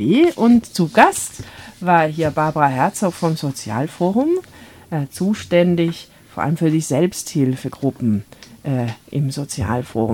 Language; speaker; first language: German; native; German